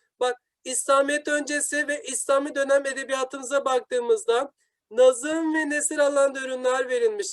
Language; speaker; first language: Turkish; native; Turkish